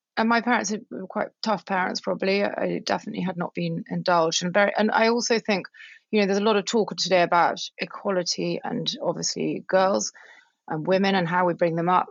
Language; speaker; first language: English; native; English